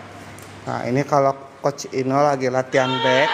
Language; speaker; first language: Indonesian; native; Indonesian